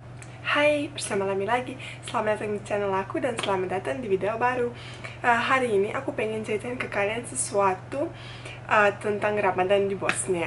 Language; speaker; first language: Indonesian; non-native, fluent; Bosnian